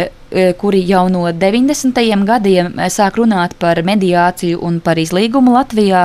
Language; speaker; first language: Latvian; native; Latvian